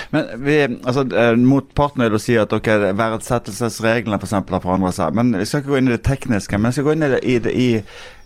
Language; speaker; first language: Norwegian; native; Norwegian